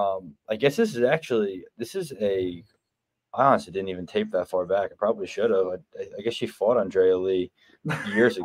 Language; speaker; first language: English; native; English